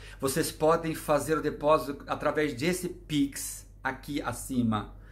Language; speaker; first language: Portuguese; native; Portuguese